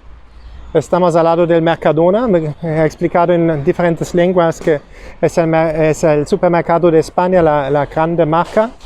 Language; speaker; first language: Spanish; non-native, learner; German